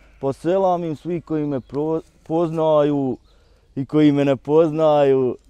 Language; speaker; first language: Croatian; native; Croatian